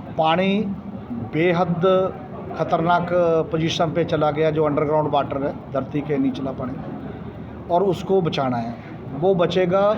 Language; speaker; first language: Hindi; non-native, local second language; Punjabi